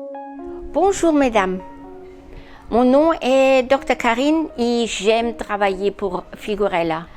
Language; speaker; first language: French; non-native, learner; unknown